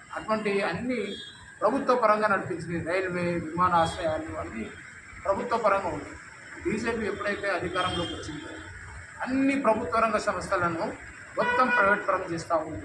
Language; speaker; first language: Telugu; non-native, local second language; Lambadi